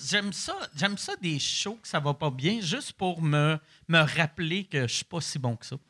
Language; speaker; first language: French; native; French